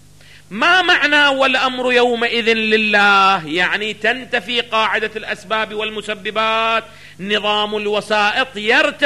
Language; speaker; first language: Arabic; native; Arabic